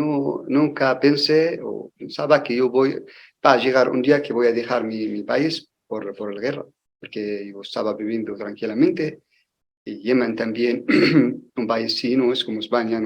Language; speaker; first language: Spanish; non-native, learner; Arabic